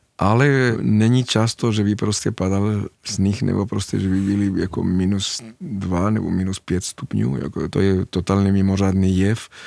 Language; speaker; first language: Czech; non-native, fluent; Spanish